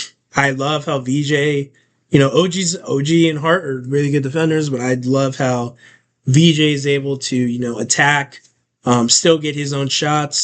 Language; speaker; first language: English; native; English